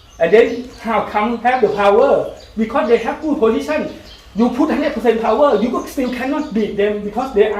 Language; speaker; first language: English; non-native, learner; Thai